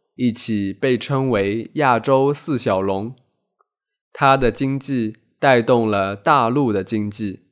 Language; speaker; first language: Chinese; native; Chinese